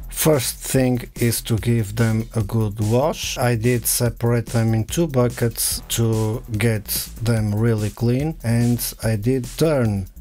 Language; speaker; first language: English; non-native, fluent; Portuguese